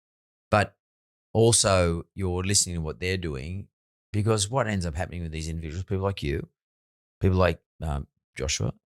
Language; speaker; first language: English; native; English